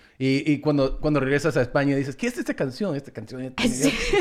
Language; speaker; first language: Spanish; early bilingual, heritage; Spanish